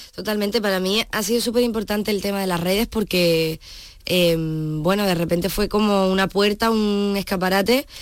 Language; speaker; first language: Spanish; native; Spanish